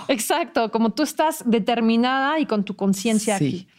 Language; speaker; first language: Spanish; non-native, fluent; French